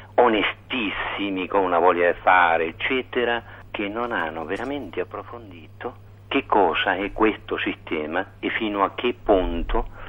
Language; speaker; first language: Italian; non-native, fluent; Spanish